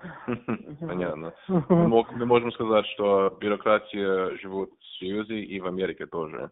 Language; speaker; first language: Russian; non-native, learner; English